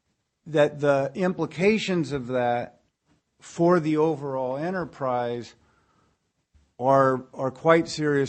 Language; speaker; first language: English; native; English